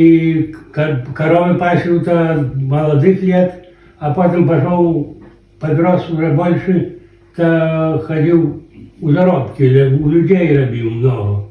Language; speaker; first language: Polish; non-native, local second language; Belarusian